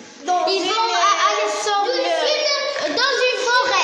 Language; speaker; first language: French; non-native, learner; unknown